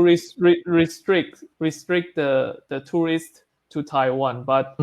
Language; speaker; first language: English; non-native, learner; Chinese